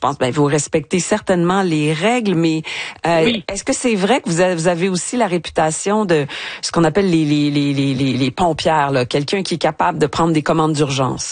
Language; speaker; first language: French; native; French